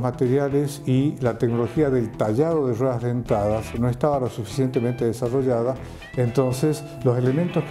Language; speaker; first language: Spanish; native; Spanish